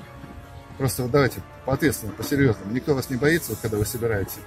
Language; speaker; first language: Russian; native; Russian